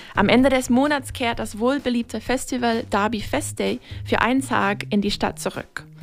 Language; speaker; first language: German; non-native, fluent; English